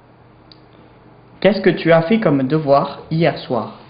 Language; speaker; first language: French; non-native, learner; English